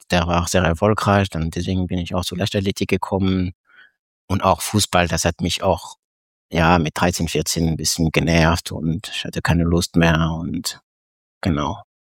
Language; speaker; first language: German; non-native, fluent; French